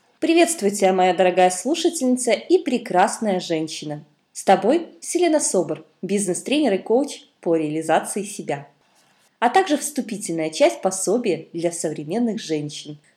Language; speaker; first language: Russian; native; Russian